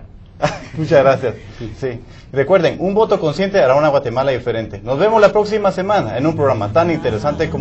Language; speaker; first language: Spanish; native; Spanish